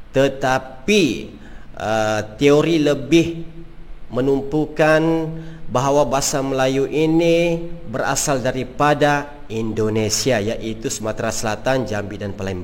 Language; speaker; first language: Malay; native; Malay